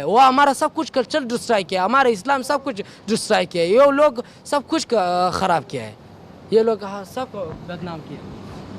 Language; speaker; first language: Hindi; non-native, learner; Pashto